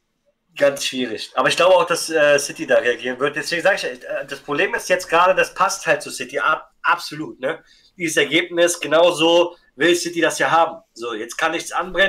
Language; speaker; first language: German; native; German